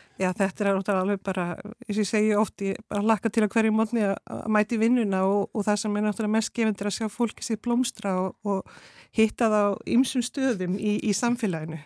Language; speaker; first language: Icelandic; native; Icelandic